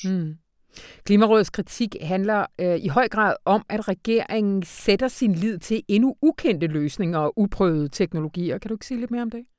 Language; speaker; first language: Danish; native; Danish